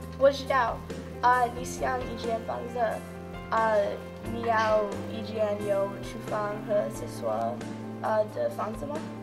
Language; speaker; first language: Chinese; non-native, learner; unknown